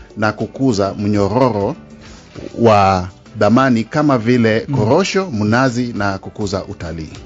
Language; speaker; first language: Swahili; non-native, local second language; Luo (Kenya and Tanzania)